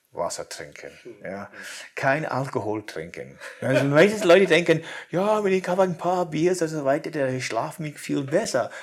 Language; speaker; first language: German; non-native, learner; English